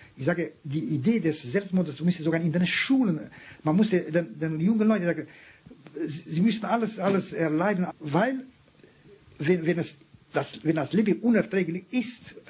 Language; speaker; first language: German; non-native, fluent; Romanian